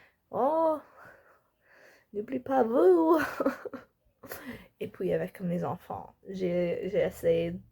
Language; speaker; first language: French; non-native, learner; English